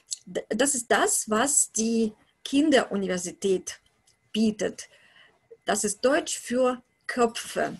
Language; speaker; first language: German; non-native, fluent; Russian